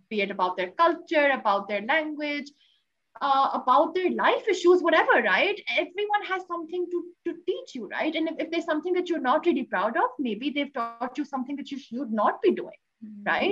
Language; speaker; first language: English; non-native, local second language; Urdu